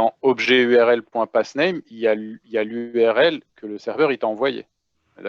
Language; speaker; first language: French; native; French